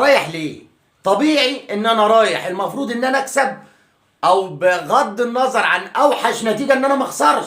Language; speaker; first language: Arabic; native; Arabic